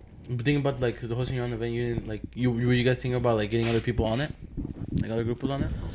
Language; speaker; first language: English; early bilingual, other home language; Spanish